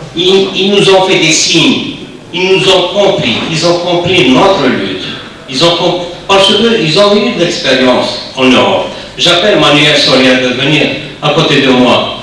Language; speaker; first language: French; non-native, local second language; Arabic